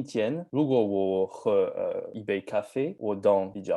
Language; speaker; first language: Chinese; non-native, learner; French